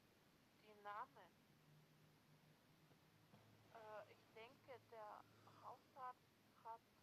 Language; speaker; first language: German; non-native, learner; Macedonian